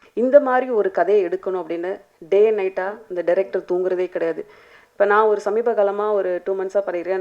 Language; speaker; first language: Tamil; native; Tamil